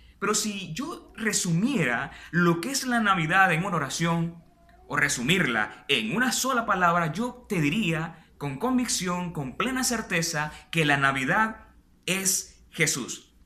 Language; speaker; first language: Spanish; native; Spanish